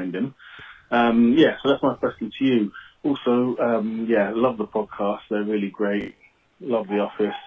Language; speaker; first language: English; native; English